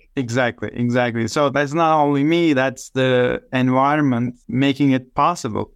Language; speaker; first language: English; non-native, fluent; Turkish